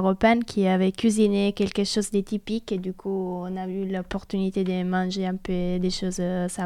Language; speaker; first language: French; non-native, fluent; Italian